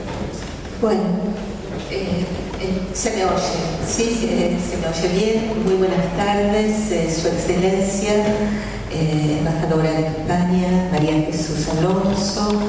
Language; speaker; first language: Spanish; native; Spanish